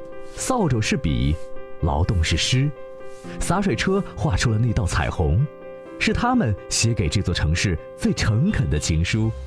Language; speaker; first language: Chinese; native; Chinese